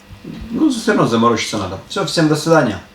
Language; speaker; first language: Russian; native; Russian